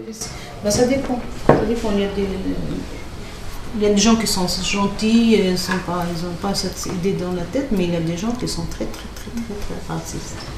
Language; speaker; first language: French; non-native, learner; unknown